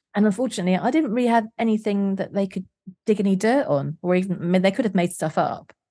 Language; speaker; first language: English; native; English